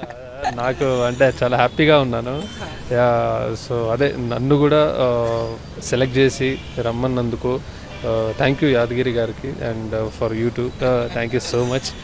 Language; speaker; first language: Telugu; native; Telugu